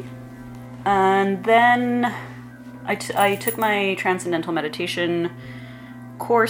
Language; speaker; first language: English; native; English